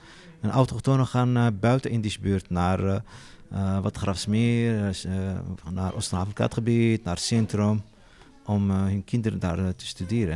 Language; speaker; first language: Dutch; non-native, local second language; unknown